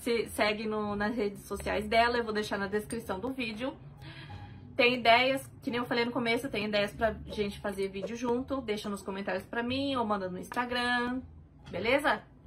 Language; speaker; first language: Portuguese; native; Portuguese